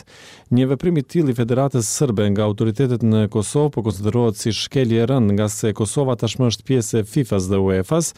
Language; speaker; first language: Albanian; native; Albanian